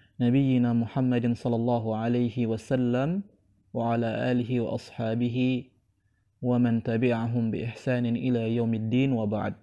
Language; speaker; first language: Arabic; non-native, fluent; Indonesian